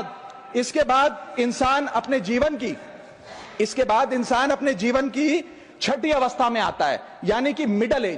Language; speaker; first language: Hindi; native; Hindi